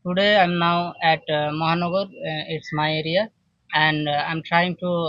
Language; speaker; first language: English; non-native, local second language; Bangla